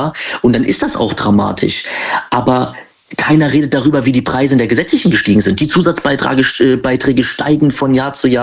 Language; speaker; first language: German; native; German